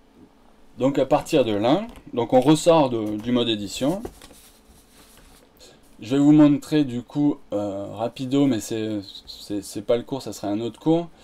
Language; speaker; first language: French; native; French